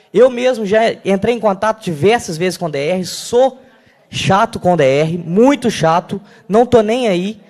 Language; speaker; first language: Portuguese; native; Portuguese